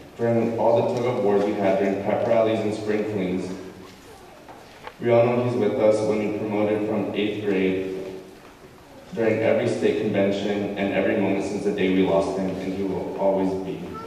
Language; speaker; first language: English; early bilingual, other home language; Spanish